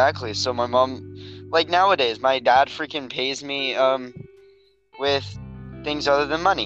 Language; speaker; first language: English; native; English